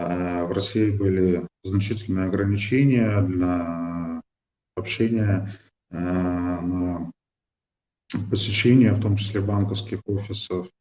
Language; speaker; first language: Russian; native; Russian